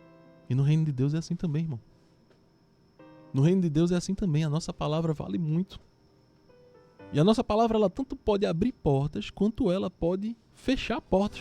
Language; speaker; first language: Portuguese; native; Portuguese